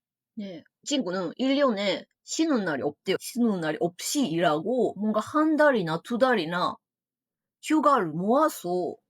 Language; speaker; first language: Korean; non-native, fluent; Japanese